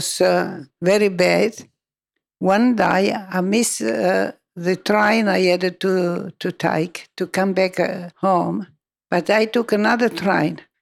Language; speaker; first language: English; non-native, learner; Italian